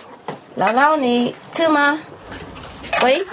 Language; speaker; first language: English; non-native, fluent; Vietnamese